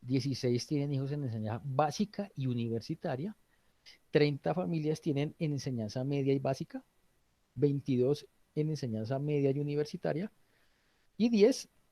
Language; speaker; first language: Spanish; native; Spanish